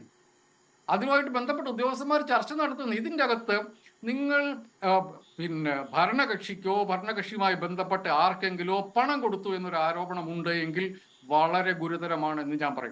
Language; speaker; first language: Malayalam; native; Malayalam